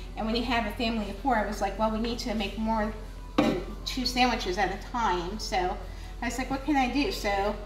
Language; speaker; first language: English; native; English